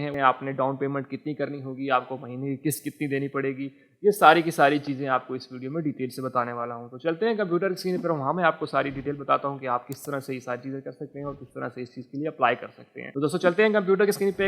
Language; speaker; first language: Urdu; non-native, local second language; Punjabi